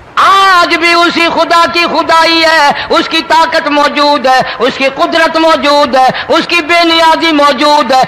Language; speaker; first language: Urdu; non-native, local second language; Punjabi